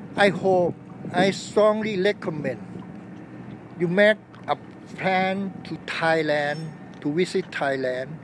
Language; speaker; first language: English; non-native, learner; Thai